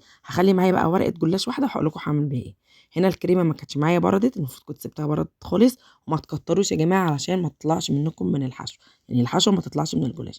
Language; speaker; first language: Arabic; native; Arabic